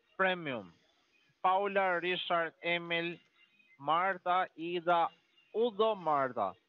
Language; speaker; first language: German; non-native, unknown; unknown